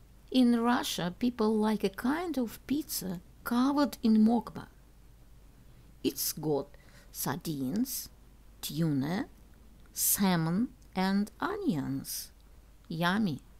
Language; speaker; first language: English; non-native, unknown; Russian